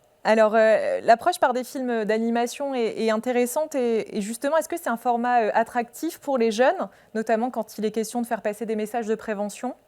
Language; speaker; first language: French; native; French